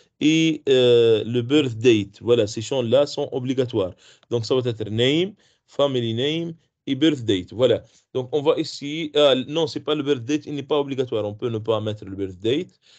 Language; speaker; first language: French; non-native, local second language; Arabic